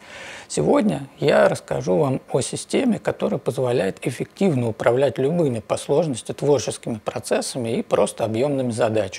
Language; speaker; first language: Russian; native; Russian